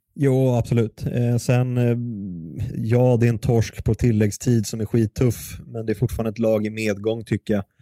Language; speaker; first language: Swedish; native; Swedish